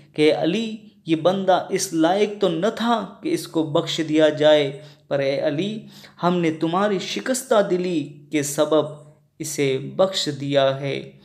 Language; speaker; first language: Urdu; non-native, local second language; Sindhi